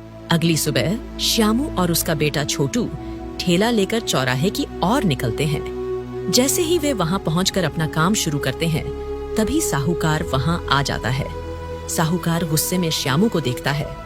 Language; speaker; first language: Hindi; native; Hindi